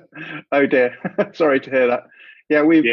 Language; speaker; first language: English; native; English